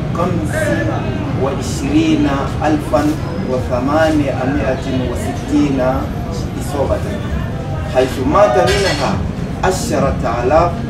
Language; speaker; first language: Arabic; non-native, fluent; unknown